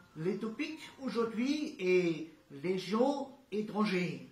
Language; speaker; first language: French; non-native, learner; German